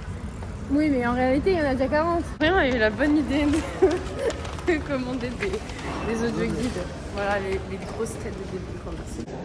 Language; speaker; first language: French; native; French